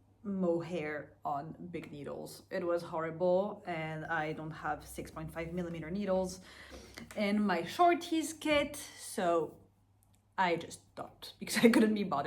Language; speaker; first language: English; non-native, fluent; French